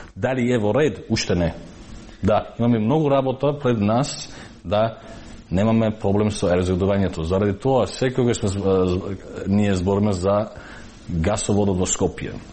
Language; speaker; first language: Macedonian; non-native, local second language; Albanian